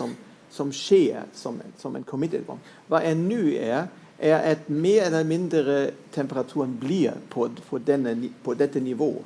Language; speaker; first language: Norwegian; non-native, fluent; German